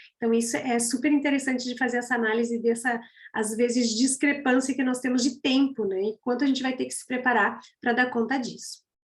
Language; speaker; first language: Portuguese; native; Portuguese